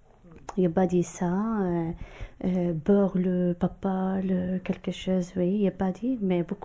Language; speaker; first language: French; non-native, learner; Arabic